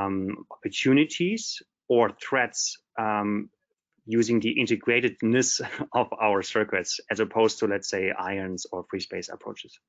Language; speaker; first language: English; non-native, fluent; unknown